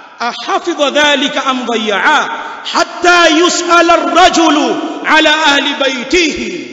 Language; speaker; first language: Arabic; non-native, fluent; Swahili